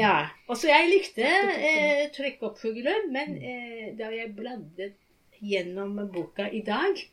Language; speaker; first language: Norwegian; non-native, fluent; Japanese